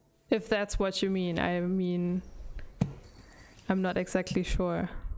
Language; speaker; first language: English; non-native, fluent; German